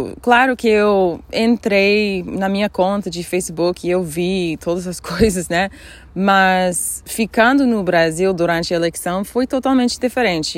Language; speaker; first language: Portuguese; non-native, fluent; English